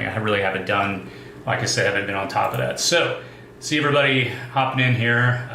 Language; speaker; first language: English; native; English